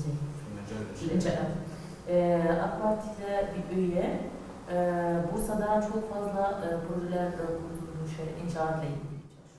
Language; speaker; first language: Turkish; non-native, learner; Arabic